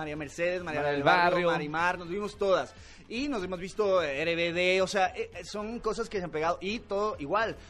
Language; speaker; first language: Spanish; native; Spanish